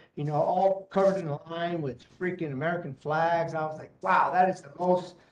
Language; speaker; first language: English; native; English